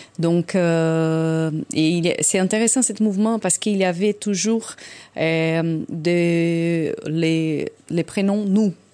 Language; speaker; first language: French; non-native, fluent; Portuguese